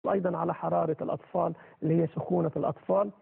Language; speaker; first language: Arabic; native; Arabic